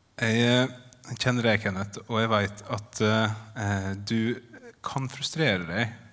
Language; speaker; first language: Norwegian; native; Norwegian